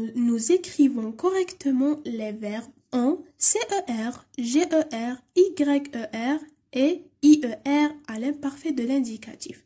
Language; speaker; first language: French; non-native, local second language; Arabic